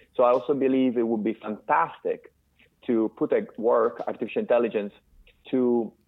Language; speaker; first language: English; non-native, fluent; Italian